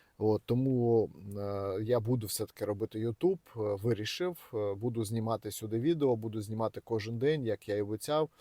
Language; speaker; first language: Ukrainian; non-native, local second language; Russian